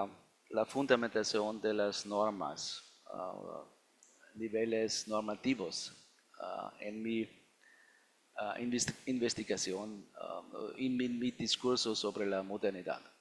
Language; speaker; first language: Spanish; non-native, fluent; German